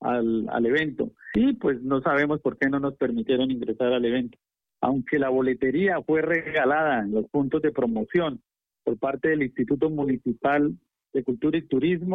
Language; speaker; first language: Spanish; native; Spanish